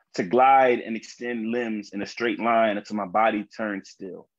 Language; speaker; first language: English; native; English